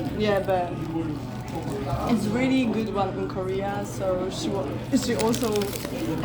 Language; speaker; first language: English; non-native, fluent; Polish